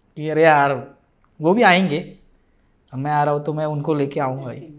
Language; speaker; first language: Hindi; non-native, local second language; Marathi